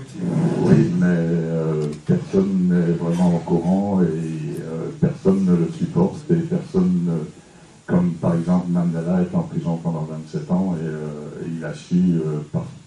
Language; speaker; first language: French; non-native, fluent; English